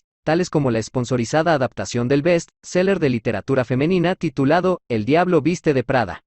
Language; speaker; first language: Spanish; native; Spanish